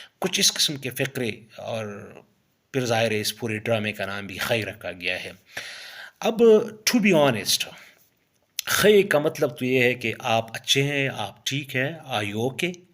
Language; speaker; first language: Urdu; non-native, local second language; Pashto